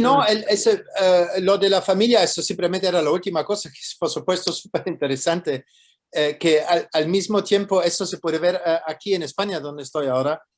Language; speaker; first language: Spanish; non-native, fluent; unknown